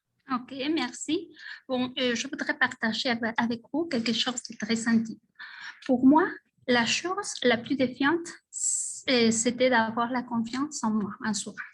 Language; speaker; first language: French; non-native, fluent; Spanish